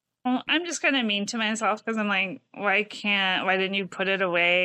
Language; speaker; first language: English; native; English